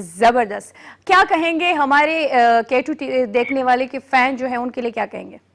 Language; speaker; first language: Urdu; non-native, local second language; Pashto